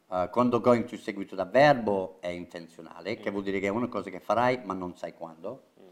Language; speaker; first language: Italian; non-native, fluent; English